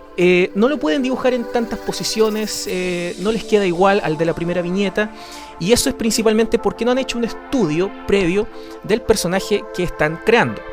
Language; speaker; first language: Spanish; native; Spanish